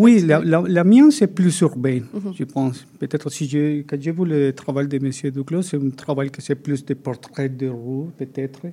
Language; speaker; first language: French; non-native, fluent; Spanish